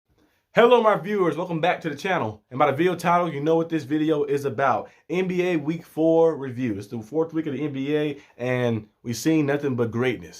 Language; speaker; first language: English; native; English